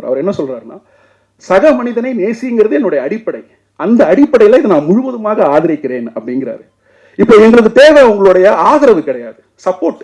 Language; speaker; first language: Tamil; native; Tamil